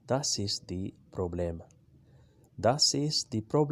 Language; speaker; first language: German; non-native, learner; Urdu